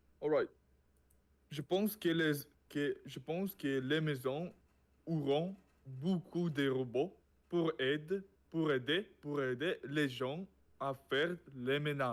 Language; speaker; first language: French; non-native, learner; Russian